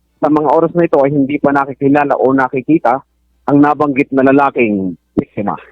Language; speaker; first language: Filipino; native; Filipino